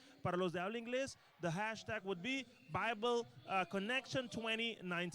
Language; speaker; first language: Spanish; native; Spanish